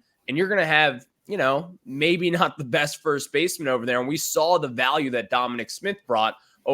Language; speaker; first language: English; native; English